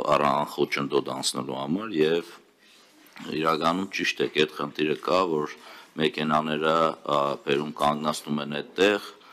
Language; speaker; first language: Armenian; native; Armenian